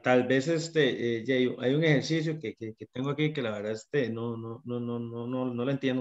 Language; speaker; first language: Spanish; native; Spanish